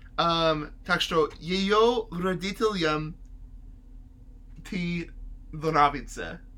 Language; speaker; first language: Russian; non-native, learner; English